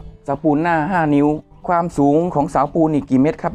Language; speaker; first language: Thai; native; Thai